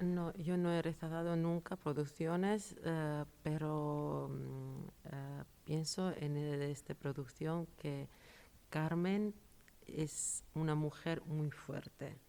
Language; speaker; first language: Spanish; non-native, fluent; Georgian